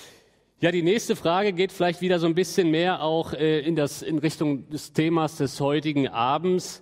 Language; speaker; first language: German; native; German